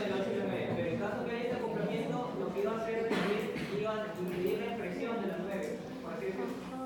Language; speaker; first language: Spanish; native; Spanish